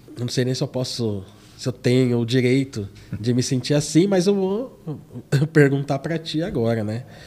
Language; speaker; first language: Portuguese; native; Portuguese